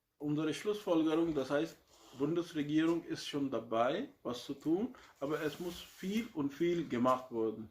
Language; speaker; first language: German; non-native, learner; Urdu